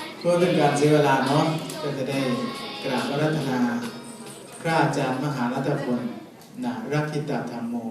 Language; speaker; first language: Thai; native; Thai